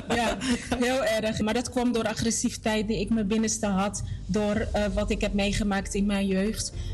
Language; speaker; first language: Dutch; non-native, fluent; Portuguese